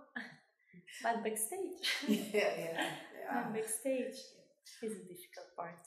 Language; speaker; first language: English; non-native, fluent; Albanian